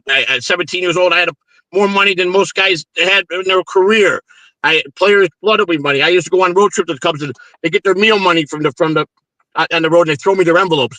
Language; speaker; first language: English; native; English